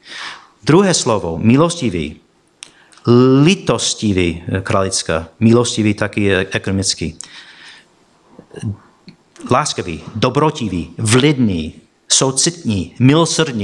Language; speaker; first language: Czech; non-native, fluent; English